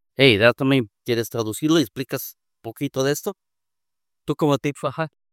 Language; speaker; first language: Spanish; native; Spanish